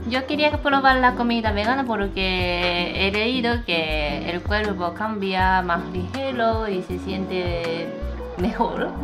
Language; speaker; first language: Spanish; non-native, learner; Japanese